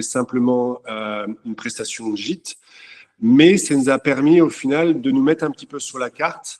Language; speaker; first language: French; native; French